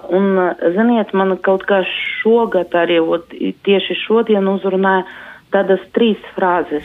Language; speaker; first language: Latvian; non-native, local second language; Russian